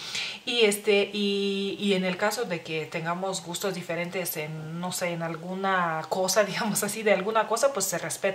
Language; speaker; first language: Spanish; non-native, fluent; Lithuanian